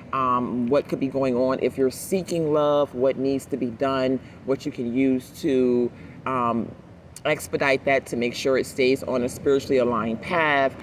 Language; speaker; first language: English; native; English